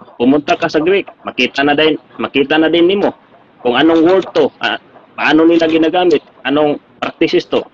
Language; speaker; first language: Filipino; non-native, local second language; Cebuano